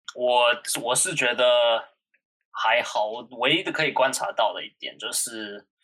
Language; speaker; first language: Chinese; early bilingual, heritage; Chinese